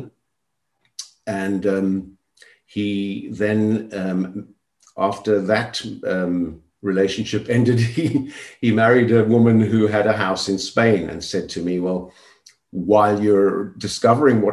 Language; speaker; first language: English; native; English